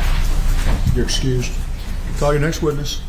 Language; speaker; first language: English; native; English